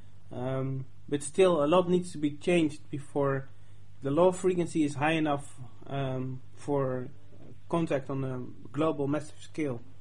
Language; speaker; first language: English; non-native, fluent; Dutch